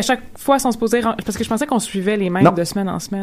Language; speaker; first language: French; native; French